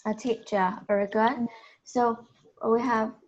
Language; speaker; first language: English; non-native, fluent; Vietnamese